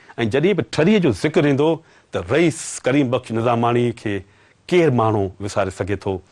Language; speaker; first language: Sindhi; native; Sindhi